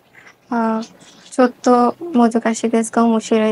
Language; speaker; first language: Japanese; non-native, learner; Bangla